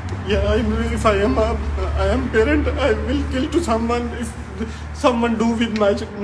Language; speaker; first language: English; non-native, learner; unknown